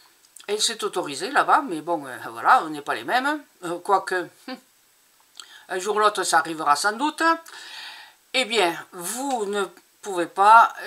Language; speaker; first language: French; native; French